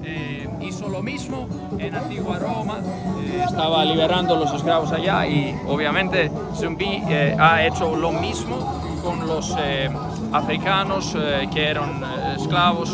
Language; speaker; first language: Spanish; non-native, fluent; Portuguese